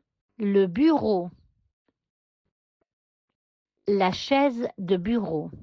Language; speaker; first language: French; non-native, fluent; Spanish